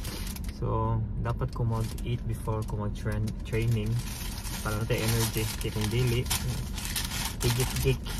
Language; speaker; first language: Cebuano; non-native, local second language; Filipino